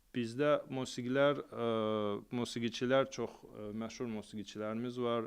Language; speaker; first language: Azerbaijani; non-native, local second language; Avaric